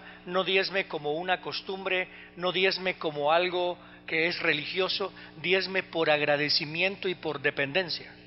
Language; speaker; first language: Spanish; native; Spanish